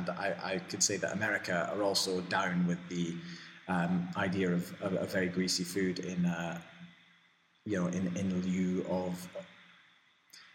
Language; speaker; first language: English; native; English